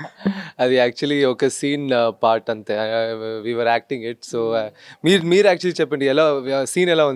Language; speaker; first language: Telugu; non-native, local second language; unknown